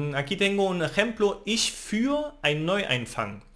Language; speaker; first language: Spanish; non-native, fluent; German